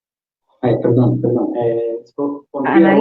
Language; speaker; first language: Spanish; non-native, learner; Portuguese